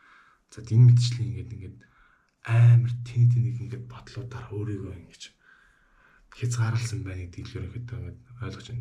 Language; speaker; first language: Mongolian; native; Mongolian